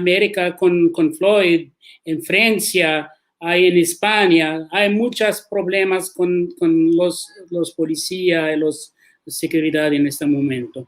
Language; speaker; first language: Spanish; non-native, learner; Arabic